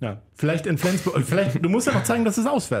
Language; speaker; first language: German; native; German